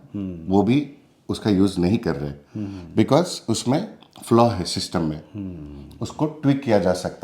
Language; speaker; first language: Hindi; native; Hindi